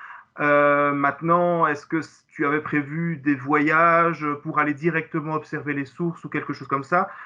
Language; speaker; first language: French; native; French